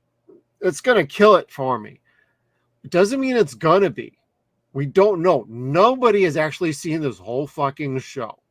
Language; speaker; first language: English; native; English